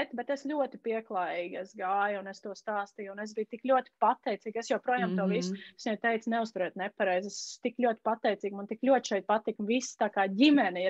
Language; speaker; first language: Latvian; native; Latvian